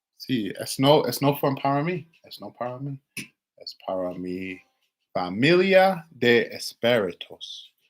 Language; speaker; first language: Spanish; non-native, learner; English